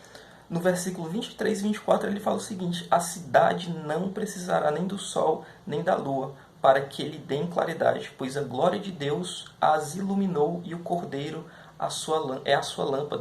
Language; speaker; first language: Portuguese; native; Portuguese